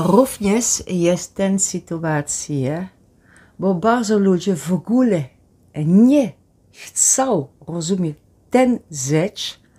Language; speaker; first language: Polish; non-native, learner; Dutch